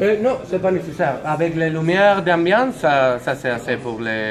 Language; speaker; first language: French; non-native, learner; Spanish